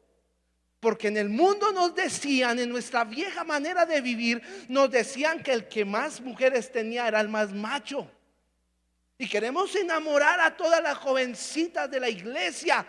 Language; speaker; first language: Spanish; native; Spanish